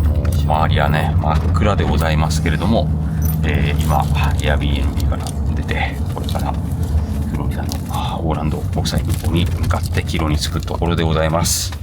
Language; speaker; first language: Japanese; native; Japanese